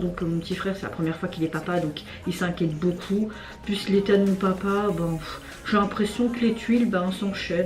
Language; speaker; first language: French; native; French